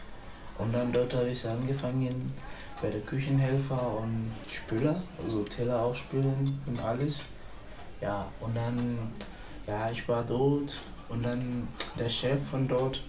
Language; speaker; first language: German; non-native, learner; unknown